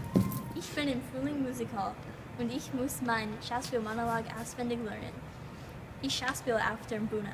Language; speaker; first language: German; non-native, learner; English